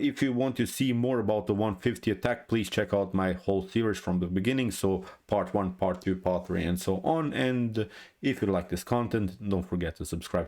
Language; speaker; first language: English; non-native, fluent; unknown